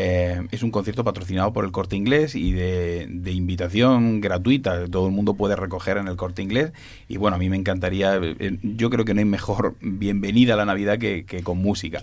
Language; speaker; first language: Spanish; native; Spanish